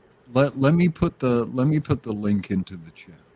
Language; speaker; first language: English; native; English